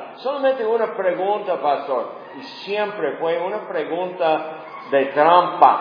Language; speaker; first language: Spanish; non-native, fluent; English